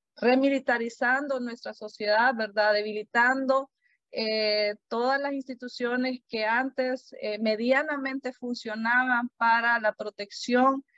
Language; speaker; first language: Spanish; native; Spanish